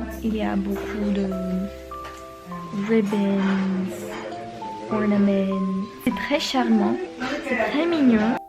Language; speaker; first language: French; non-native, learner; English